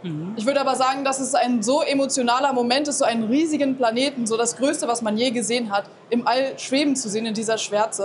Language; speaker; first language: German; native; German